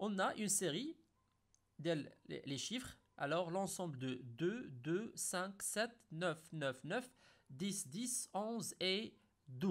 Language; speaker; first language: French; non-native, local second language; Arabic